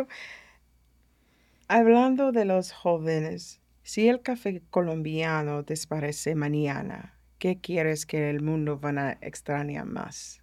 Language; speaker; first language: Spanish; early bilingual, heritage; Spanish